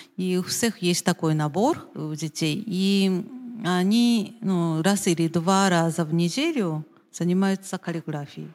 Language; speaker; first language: Russian; non-native, fluent; Japanese